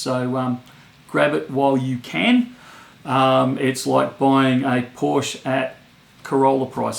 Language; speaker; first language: English; native; English